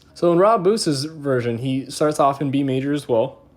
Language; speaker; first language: English; native; English